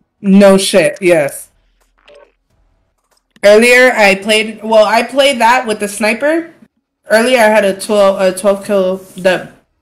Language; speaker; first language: English; early bilingual, other home language; Spanish